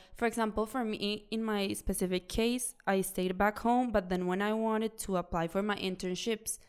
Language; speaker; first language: English; non-native, fluent; Spanish